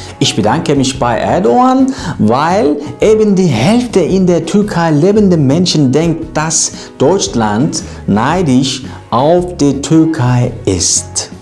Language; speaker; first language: German; non-native, learner; Turkish